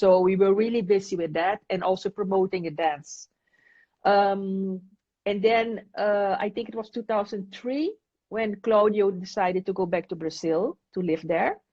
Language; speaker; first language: English; non-native, fluent; Dutch